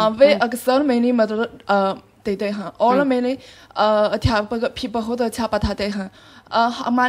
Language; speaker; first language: Hindi; non-native, fluent; Chinese